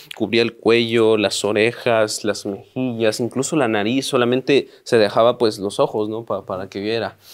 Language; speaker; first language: Spanish; native; Spanish